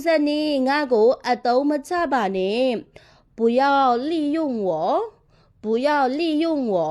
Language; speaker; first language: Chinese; non-native, fluent; Burmese